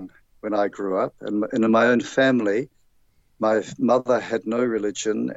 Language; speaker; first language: English; native; English